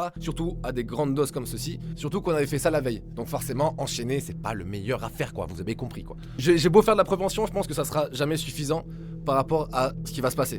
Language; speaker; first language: French; native; French